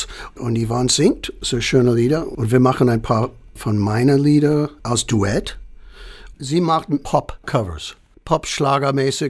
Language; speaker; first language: German; non-native, fluent; English